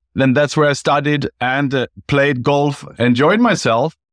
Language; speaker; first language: English; non-native, fluent; Swedish